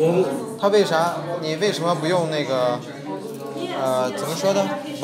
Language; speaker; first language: Chinese; non-native, local second language; Uyghur